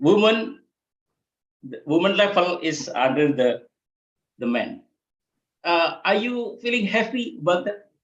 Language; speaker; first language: English; non-native, learner; Indonesian